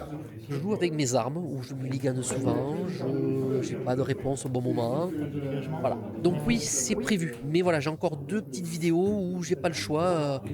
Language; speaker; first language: French; native; French